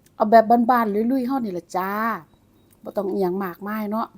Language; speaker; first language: Thai; native; Thai